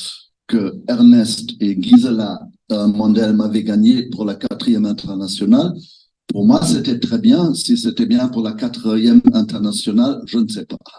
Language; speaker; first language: French; non-native, fluent; German